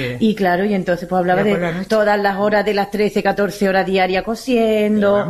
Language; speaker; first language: Spanish; native; Spanish